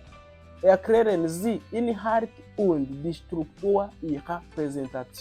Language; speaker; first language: German; non-native, fluent; Kinyarwanda